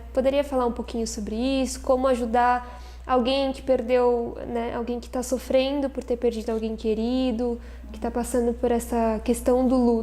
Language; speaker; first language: Portuguese; native; Portuguese